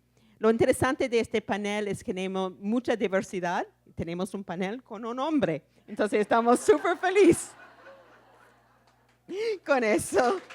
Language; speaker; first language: Spanish; non-native, fluent; English